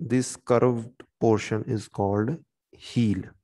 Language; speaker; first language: English; non-native, local second language; Punjabi